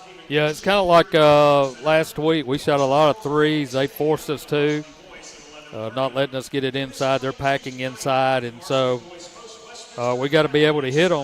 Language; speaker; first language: English; native; English